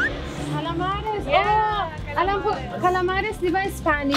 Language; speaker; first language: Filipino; early bilingual, heritage; Filipino